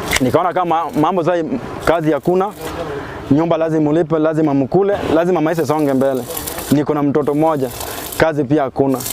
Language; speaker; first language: Swahili; non-native, local second language; Luo (Kenya and Tanzania)